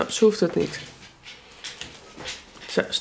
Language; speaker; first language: Dutch; native; Dutch